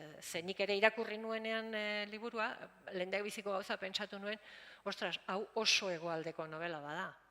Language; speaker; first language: Basque; native; Basque